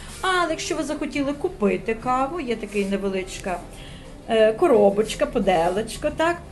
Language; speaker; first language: Ukrainian; native; Ukrainian